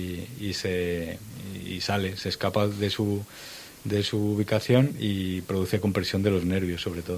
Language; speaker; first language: Spanish; native; Spanish